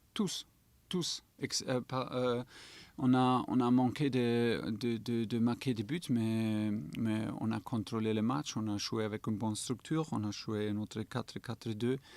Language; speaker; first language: French; non-native, fluent; German